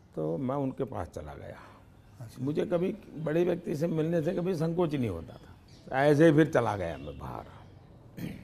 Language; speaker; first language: Hindi; non-native, local second language; Gujarati